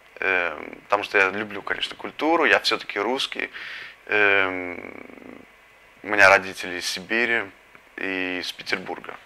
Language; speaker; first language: Russian; early bilingual, heritage; Russian